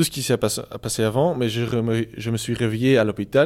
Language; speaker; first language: French; non-native, local second language; Dutch